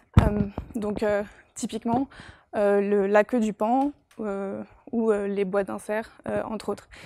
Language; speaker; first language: French; native; French